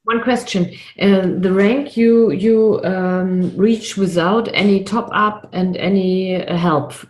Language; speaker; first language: English; non-native, learner; German